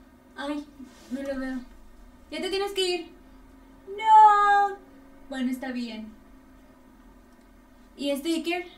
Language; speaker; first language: Spanish; native; Spanish